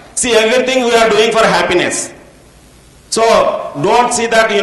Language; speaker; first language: English; non-native, local second language; Telugu